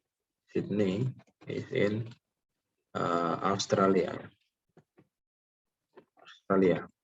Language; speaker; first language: English; non-native, local second language; Indonesian